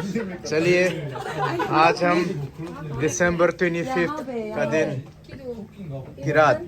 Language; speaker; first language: Hindi; non-native, local second language; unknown